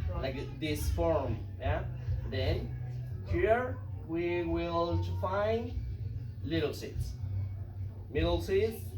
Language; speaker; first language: English; non-native, learner; Spanish